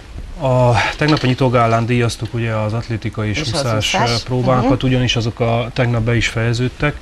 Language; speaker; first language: Hungarian; native; Hungarian